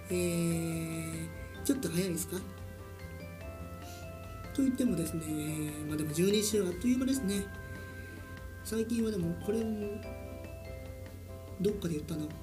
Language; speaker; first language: Japanese; native; Japanese